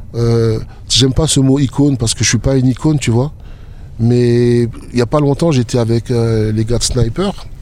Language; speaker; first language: French; native; French